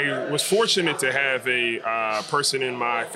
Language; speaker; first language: English; native; English